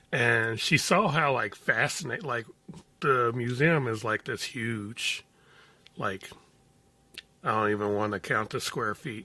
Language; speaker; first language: English; native; English